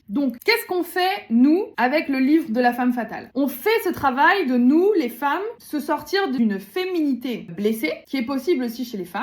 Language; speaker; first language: French; native; French